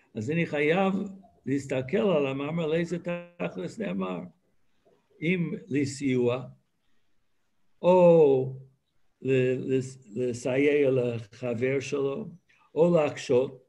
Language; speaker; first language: Hebrew; non-native, fluent; English